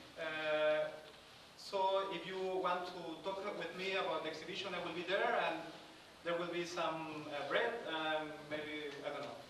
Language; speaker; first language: English; non-native, fluent; Spanish